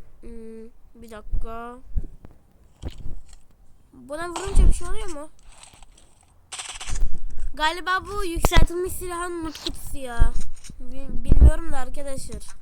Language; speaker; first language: Turkish; native; Turkish